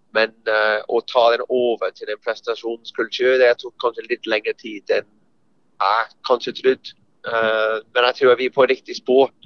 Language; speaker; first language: Norwegian; non-native, fluent; English